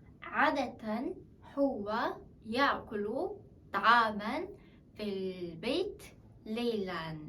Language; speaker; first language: Arabic; non-native, fluent; Korean